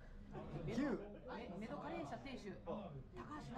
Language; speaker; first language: Japanese; native; Japanese